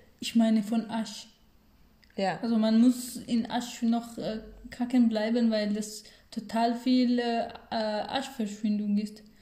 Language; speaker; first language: German; non-native, learner; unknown